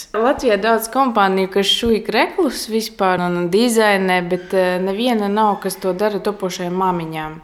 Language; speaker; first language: Latvian; native; Latvian